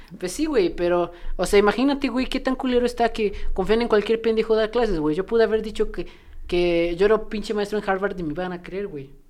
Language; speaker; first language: Spanish; native; Spanish